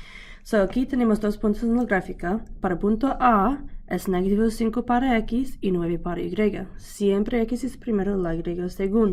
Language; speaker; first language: Spanish; non-native, learner; English